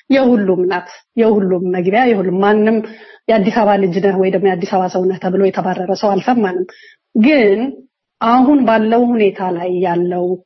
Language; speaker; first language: Amharic; native; Amharic